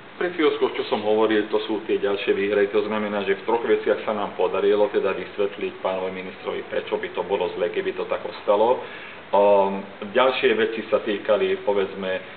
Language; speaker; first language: Slovak; non-native, local second language; Hungarian